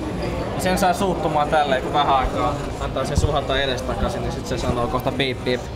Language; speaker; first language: Finnish; native; Finnish